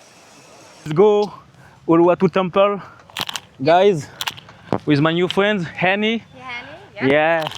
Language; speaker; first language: English; non-native, learner; French